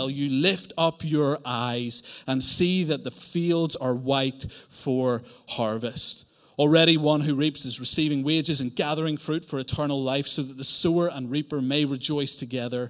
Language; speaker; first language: English; native; English